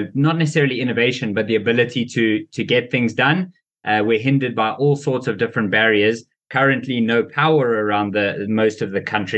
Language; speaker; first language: English; native; English